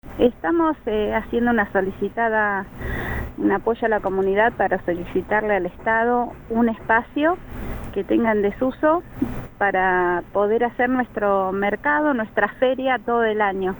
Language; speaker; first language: Spanish; native; Spanish